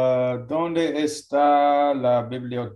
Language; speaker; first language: Spanish; non-native, learner; English